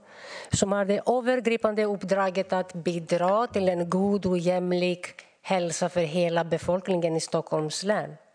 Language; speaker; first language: Swedish; non-native, fluent; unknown